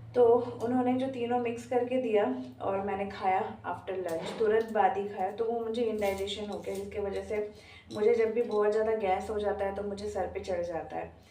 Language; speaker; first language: Hindi; non-native, local second language; Bangla